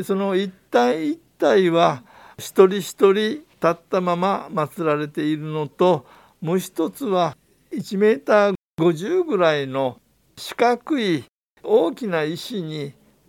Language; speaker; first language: Japanese; native; Japanese